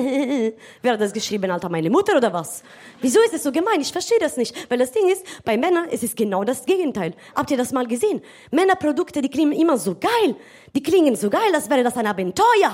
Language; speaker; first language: German; non-native, fluent; Italian